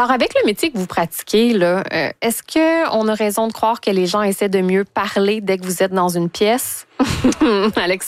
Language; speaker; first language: French; native; French